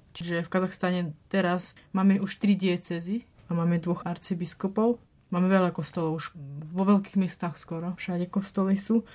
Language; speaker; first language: Slovak; non-native, fluent; Russian